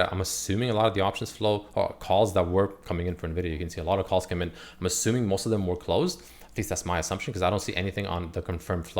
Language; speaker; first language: English; native; English